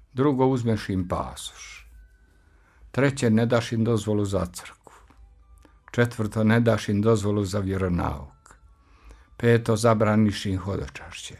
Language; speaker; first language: Croatian; native; Croatian